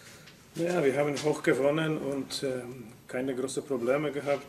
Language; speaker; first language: German; non-native, fluent; Polish